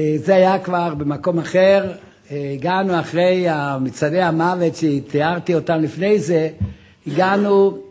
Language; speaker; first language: Hebrew; non-native, fluent; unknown